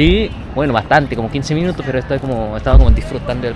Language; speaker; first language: Spanish; non-native, fluent; Indonesian